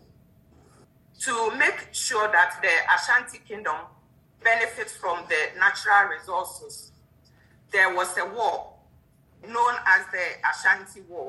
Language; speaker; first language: English; non-native, local second language; Akan